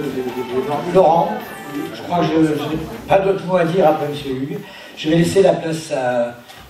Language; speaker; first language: French; native; French